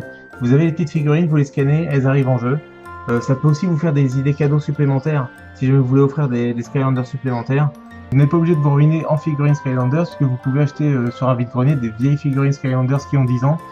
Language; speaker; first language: French; native; French